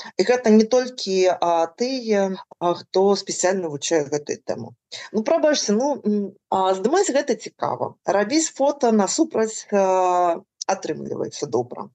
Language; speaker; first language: Belarusian; native; Belarusian